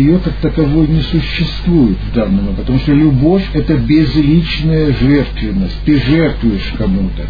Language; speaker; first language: Russian; native; Russian